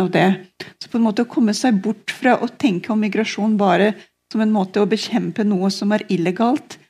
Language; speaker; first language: Norwegian; non-native, fluent; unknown